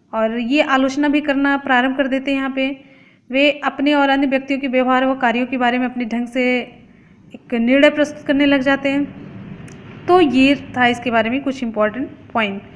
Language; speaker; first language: Hindi; native; Hindi